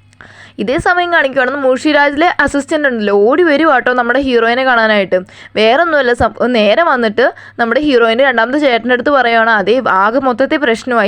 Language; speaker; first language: Malayalam; native; Malayalam